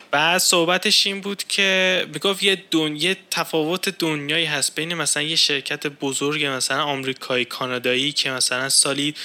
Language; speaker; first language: Persian; native; Persian